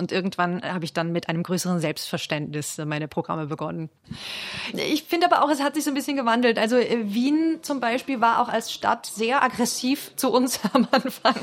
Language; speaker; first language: German; native; German